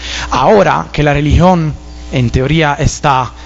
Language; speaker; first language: Spanish; non-native, fluent; Italian